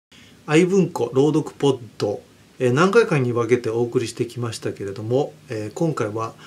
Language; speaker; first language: Japanese; native; Japanese